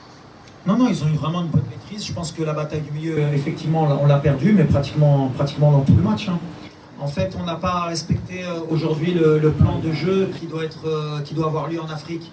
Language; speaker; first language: French; native; French